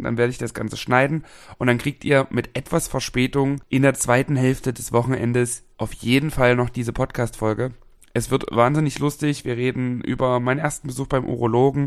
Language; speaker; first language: German; native; German